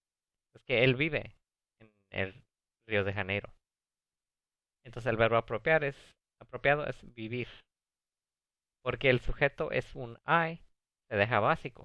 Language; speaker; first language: Spanish; early bilingual, other home language; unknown